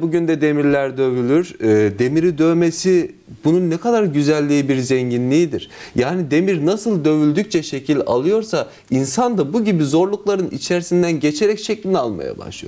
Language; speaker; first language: Turkish; native; Turkish